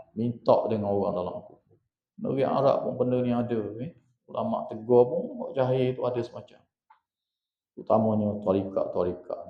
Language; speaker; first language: Malay; native; Malay